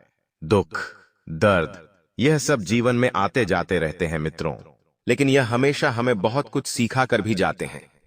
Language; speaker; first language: Hindi; native; Hindi